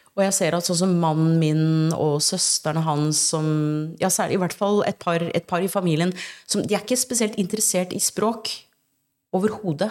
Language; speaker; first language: Norwegian; early bilingual, other home language; English